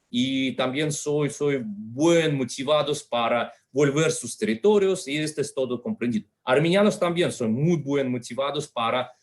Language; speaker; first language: Spanish; non-native, fluent; Russian